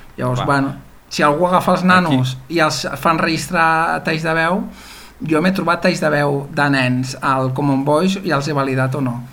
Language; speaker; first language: Catalan; native; Catalan